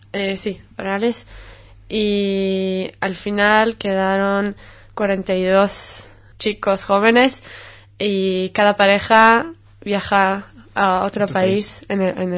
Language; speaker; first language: Spanish; non-native, fluent; Hebrew